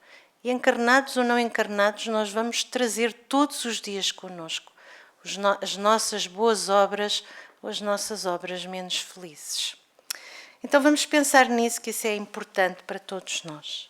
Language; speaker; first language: Portuguese; native; Portuguese